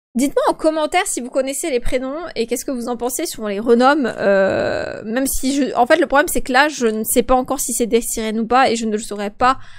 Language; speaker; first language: French; native; French